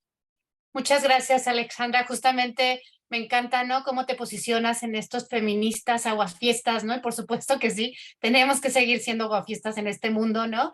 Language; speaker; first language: Spanish; native; Spanish